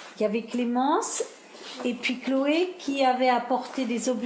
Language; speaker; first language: French; native; French